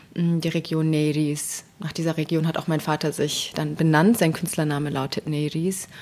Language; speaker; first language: German; early bilingual, other home language; Persian